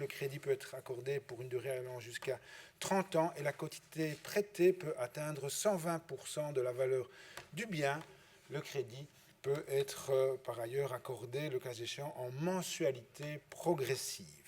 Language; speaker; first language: French; native; French